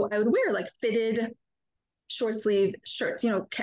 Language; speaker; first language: English; native; English